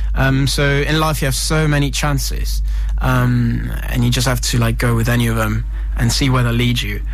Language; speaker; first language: English; non-native, fluent; Italian